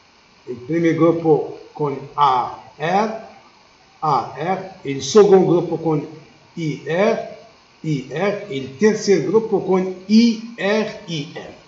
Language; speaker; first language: Spanish; non-native, learner; Arabic